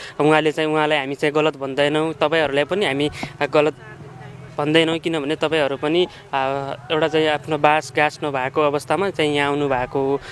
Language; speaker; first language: Nepali; non-native, local second language; Maithili